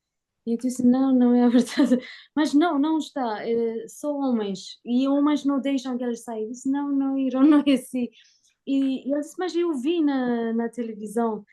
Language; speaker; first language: Portuguese; non-native, learner; Persian